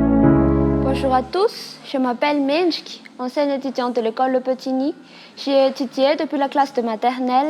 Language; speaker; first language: French; non-native, local second language; Malagasy